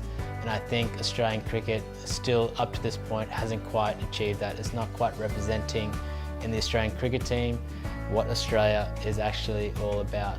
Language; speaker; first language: English; early bilingual, other home language; Urdu